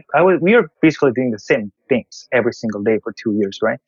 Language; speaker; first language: English; non-native, fluent; Korean